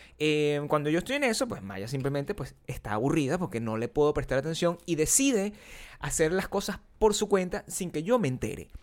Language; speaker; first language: Spanish; native; Spanish